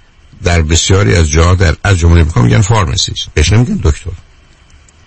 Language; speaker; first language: Persian; native; Persian